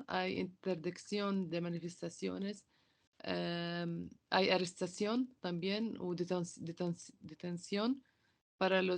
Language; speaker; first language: Spanish; non-native, local second language; Arabic